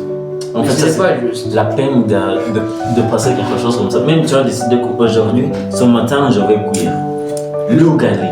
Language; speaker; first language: French; non-native, learner; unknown